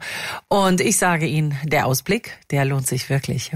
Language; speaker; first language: German; native; German